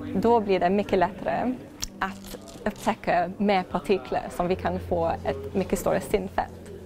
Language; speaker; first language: Swedish; non-native, fluent; English